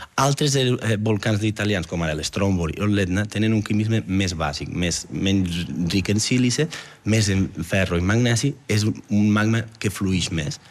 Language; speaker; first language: Catalan; native; Catalan